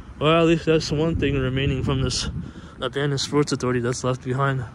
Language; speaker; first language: English; native; English